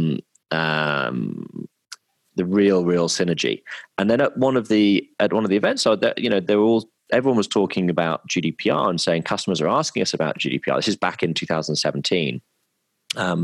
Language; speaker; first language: English; native; English